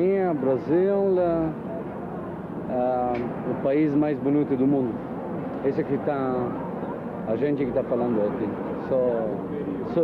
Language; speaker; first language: Portuguese; non-native, learner; Hebrew